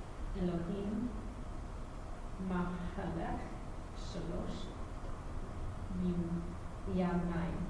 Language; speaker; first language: Hebrew; non-native, learner; English